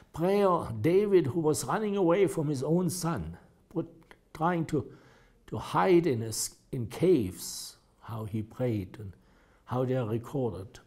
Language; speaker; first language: English; non-native, fluent; German